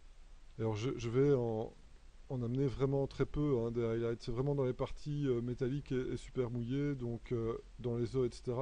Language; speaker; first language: French; native; French